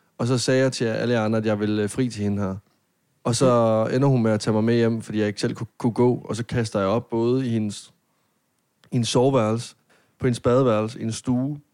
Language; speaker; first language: Danish; native; Danish